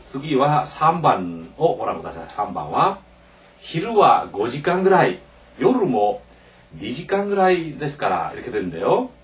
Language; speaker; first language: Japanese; non-native, fluent; Korean